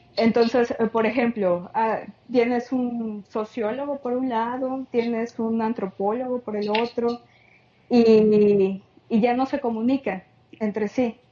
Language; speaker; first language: Spanish; native; Spanish